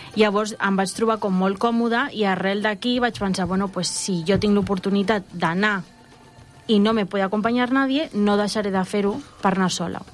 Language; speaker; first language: Catalan; non-native, local second language; Spanish